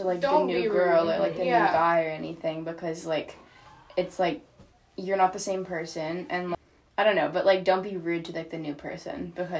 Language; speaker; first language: English; non-native, local second language; Cantonese